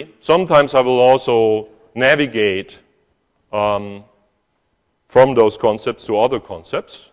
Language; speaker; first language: English; non-native, fluent; German